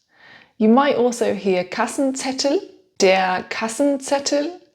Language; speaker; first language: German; non-native, fluent; English